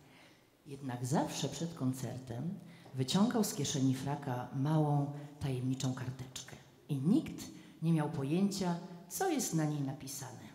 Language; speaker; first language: Polish; native; Polish